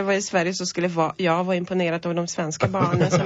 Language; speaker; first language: Swedish; non-native, fluent; Polish